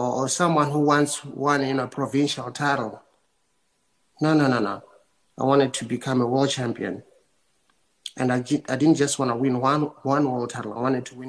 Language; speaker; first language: English; non-native, local second language; Venda